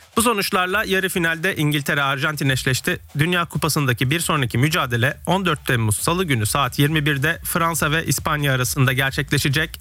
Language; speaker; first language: Turkish; early bilingual, heritage; Turkish